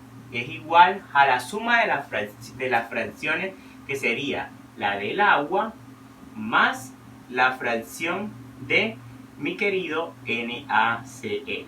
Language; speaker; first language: Spanish; native; Spanish